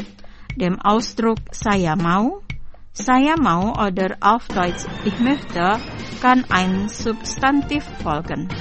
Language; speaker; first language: German; non-native, fluent; Indonesian